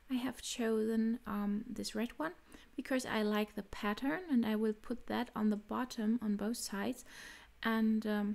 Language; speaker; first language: English; non-native, fluent; German